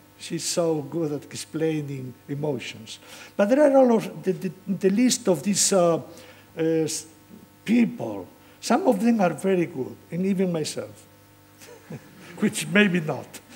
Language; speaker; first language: English; non-native, fluent; Spanish